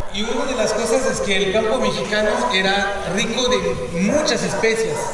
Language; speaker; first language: Spanish; non-native, fluent; French